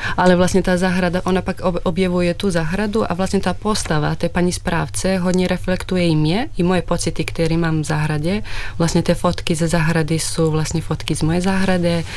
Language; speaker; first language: Czech; non-native, fluent; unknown